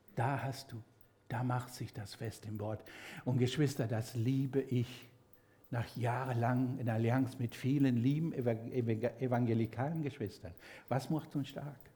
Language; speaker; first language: German; non-native, fluent; Spanish